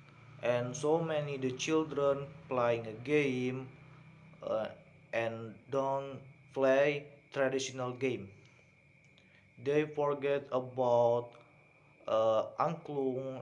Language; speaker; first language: English; non-native, learner; Indonesian